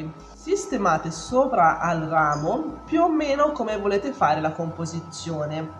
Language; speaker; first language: Italian; native; Italian